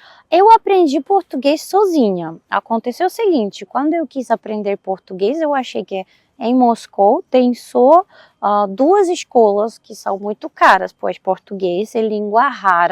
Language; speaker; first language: Portuguese; non-native, fluent; Russian